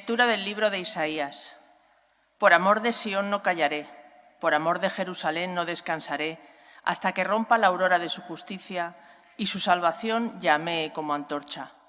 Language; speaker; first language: Spanish; native; Spanish